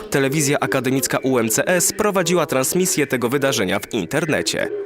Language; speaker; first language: Polish; native; Polish